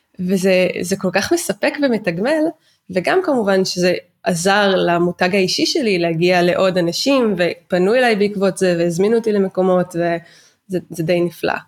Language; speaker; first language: Hebrew; native; Hebrew